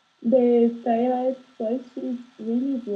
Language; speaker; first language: English; non-native, learner; Portuguese